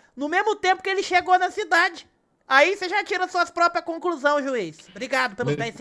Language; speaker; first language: Portuguese; native; Portuguese